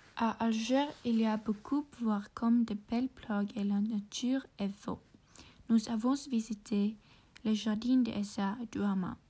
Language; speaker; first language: French; non-native, learner; English